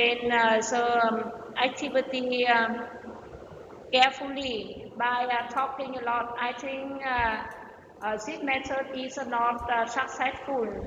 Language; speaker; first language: English; non-native, learner; Vietnamese